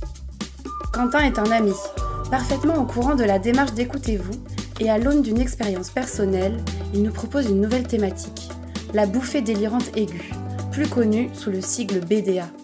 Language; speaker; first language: French; native; French